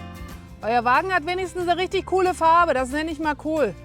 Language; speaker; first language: German; native; German